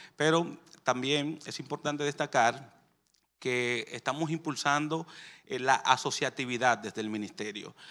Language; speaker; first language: Spanish; native; Spanish